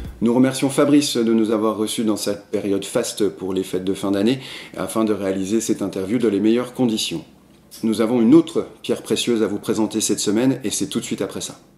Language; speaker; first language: French; native; French